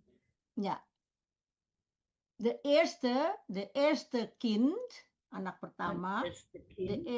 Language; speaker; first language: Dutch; non-native, fluent; Indonesian